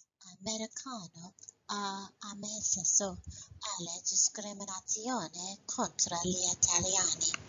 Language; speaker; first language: Italian; non-native, learner; English